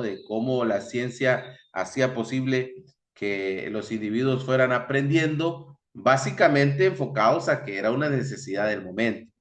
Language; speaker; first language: Spanish; native; Spanish